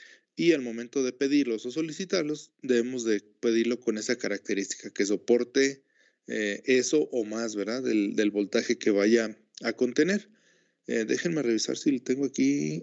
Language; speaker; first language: Spanish; native; Spanish